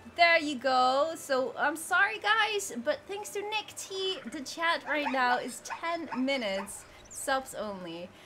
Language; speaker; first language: English; non-native, fluent; Dutch